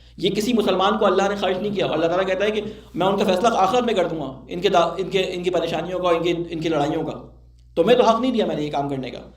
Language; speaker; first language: Urdu; native; Urdu